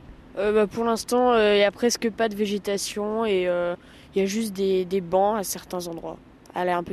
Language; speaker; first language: French; native; French